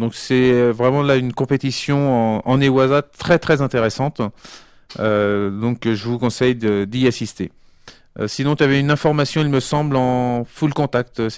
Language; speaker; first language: French; native; French